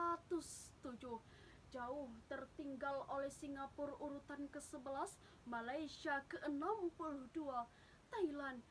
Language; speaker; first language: Indonesian; native; Indonesian